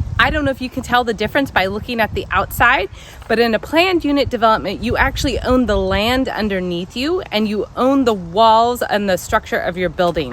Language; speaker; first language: English; native; English